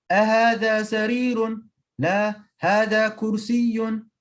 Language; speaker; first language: Arabic; non-native, learner; English